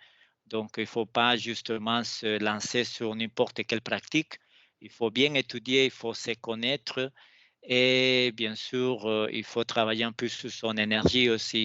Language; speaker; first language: French; non-native, fluent; Spanish